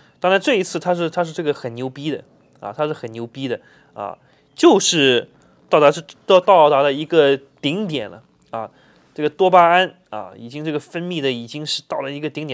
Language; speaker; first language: Chinese; native; Chinese